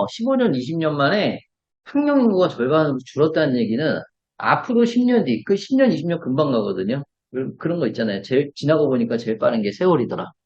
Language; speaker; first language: Korean; native; Korean